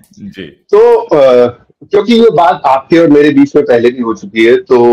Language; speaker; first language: Hindi; native; Hindi